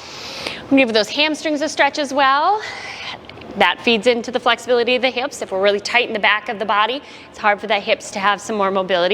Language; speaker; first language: English; native; English